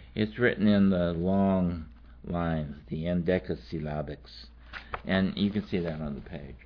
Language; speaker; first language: English; native; English